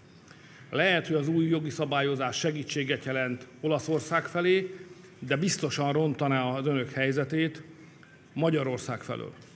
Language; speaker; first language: Hungarian; native; Hungarian